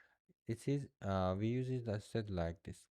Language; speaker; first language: English; non-native, fluent; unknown